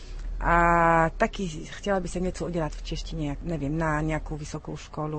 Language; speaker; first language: Czech; early bilingual, heritage; Arabic